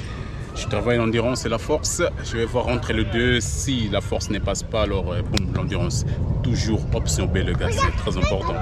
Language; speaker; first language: French; native; French